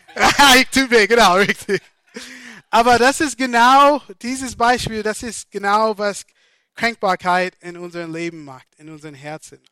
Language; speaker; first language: German; non-native, fluent; English